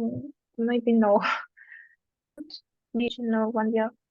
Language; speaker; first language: English; non-native, learner; Russian